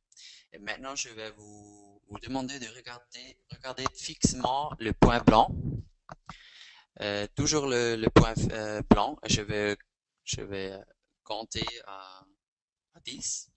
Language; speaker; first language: French; non-native, fluent; Spanish